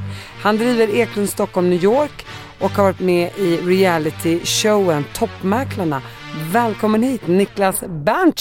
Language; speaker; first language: Swedish; native; Swedish